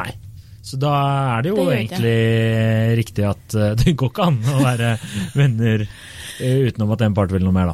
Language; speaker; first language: Norwegian; native; Norwegian